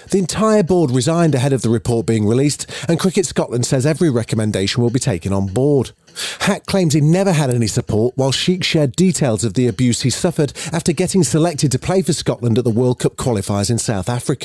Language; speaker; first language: English; native; English